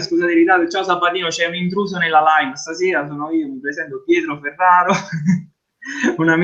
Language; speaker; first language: Italian; native; Italian